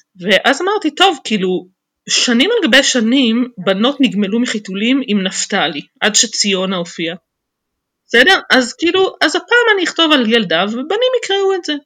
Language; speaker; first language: Hebrew; native; Hebrew